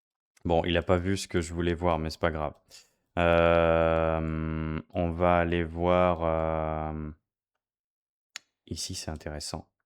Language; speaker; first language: French; native; French